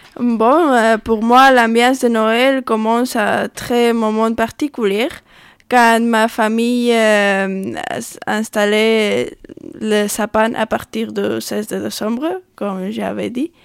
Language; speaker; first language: French; non-native, learner; Spanish